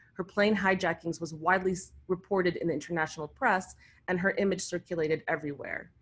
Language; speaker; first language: English; early bilingual, other home language; Arabic